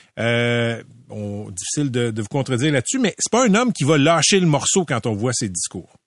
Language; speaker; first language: French; native; French